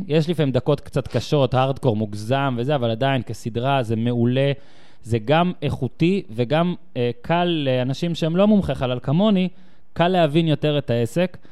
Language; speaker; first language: Hebrew; native; Hebrew